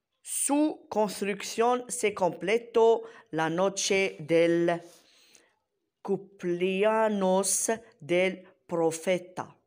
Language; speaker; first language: Spanish; non-native, learner; Arabic